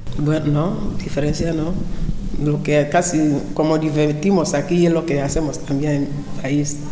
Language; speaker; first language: Spanish; non-native, local second language; Fang